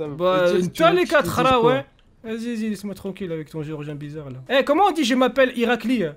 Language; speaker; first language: French; native; French